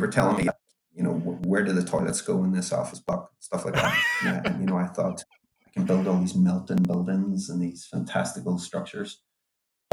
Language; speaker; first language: English; native; English